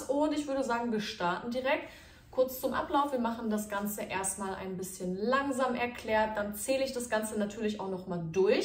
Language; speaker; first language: German; native; German